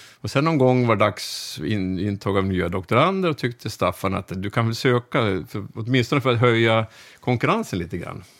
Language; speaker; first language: Swedish; native; Swedish